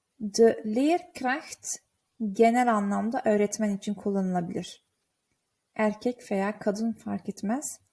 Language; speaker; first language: Turkish; early bilingual, heritage; Turkish